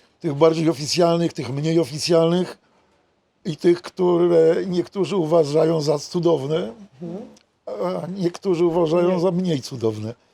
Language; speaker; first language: Polish; native; Polish